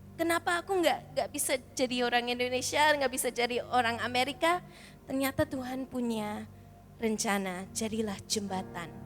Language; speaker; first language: Indonesian; early bilingual, heritage; Indonesian